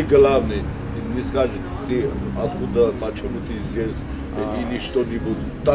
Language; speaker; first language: Russian; non-native, local second language; Armenian